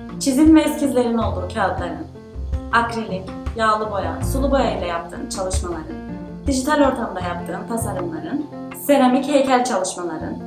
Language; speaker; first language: Turkish; native; Turkish